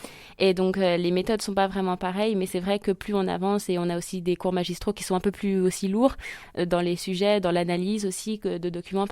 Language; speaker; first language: French; native; French